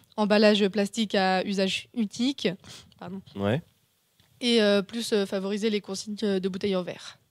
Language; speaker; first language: French; native; French